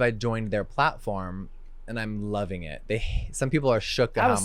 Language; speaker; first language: English; native; English